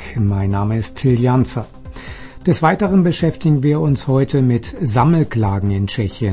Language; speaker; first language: German; native; German